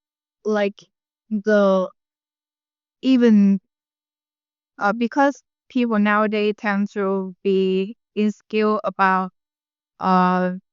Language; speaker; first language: English; non-native, learner; Vietnamese